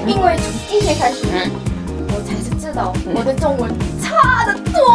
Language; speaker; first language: Chinese; non-native, learner; Indonesian